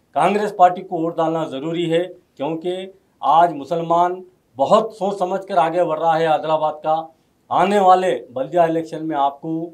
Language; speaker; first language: Hindi; non-native, local second language; Urdu